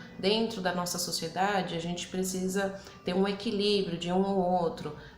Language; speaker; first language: Portuguese; early bilingual, other home language; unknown